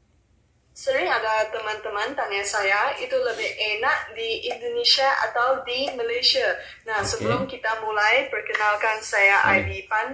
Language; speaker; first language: Indonesian; non-native, local second language; Malay